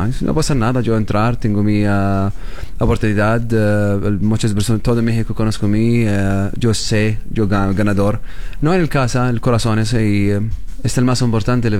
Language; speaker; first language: Spanish; non-native, learner; Arabic